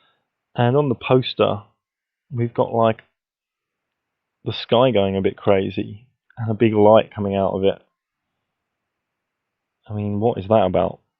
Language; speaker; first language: English; native; English